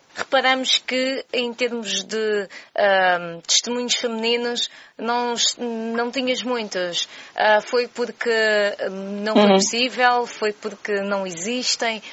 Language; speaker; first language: Portuguese; native; Portuguese